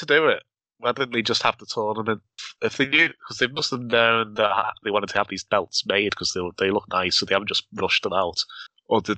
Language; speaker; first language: English; native; English